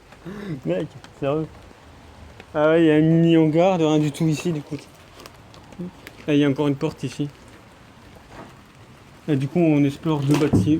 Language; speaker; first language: French; native; French